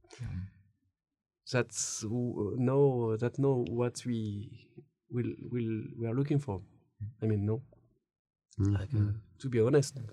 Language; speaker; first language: English; non-native, learner; French